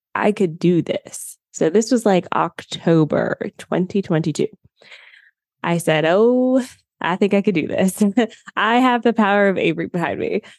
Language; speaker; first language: English; native; English